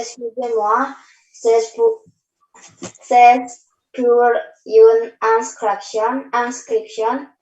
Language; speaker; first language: French; non-native, learner; Indonesian